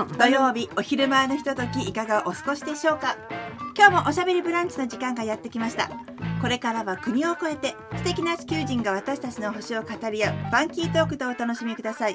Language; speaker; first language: Japanese; native; Japanese